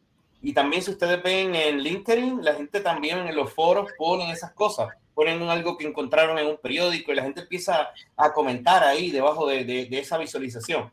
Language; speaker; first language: Spanish; native; Spanish